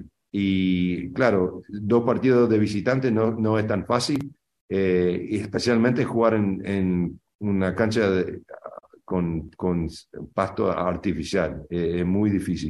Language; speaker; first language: Spanish; early bilingual, other home language; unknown